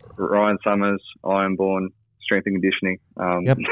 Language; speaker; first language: English; native; English